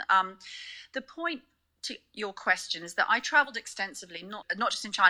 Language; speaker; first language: English; native; English